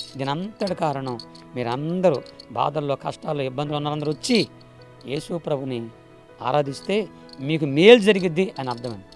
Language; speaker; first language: Telugu; non-native, local second language; Koya